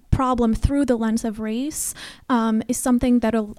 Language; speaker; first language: English; non-native, fluent; Arabic